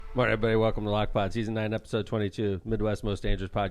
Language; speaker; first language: English; native; English